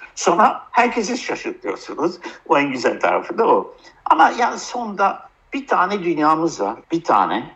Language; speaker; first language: Turkish; early bilingual, heritage; Turkish